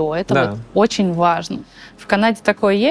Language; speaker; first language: Russian; native; Russian